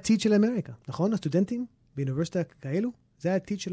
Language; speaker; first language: Hebrew; early bilingual, heritage; English